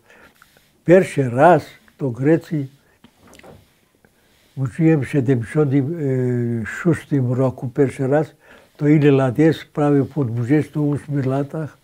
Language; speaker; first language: Polish; non-native, fluent; Greek